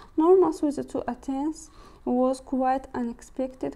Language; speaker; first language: English; non-native, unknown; Azerbaijani